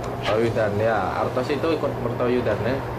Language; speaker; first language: Indonesian; native; Indonesian